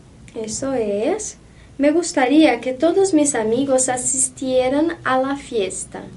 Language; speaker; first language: Spanish; non-native, fluent; Portuguese